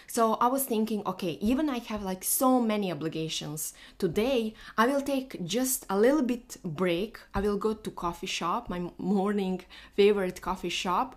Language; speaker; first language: English; non-native, fluent; Bosnian